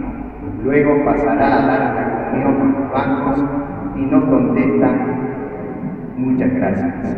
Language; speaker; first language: Spanish; native; Spanish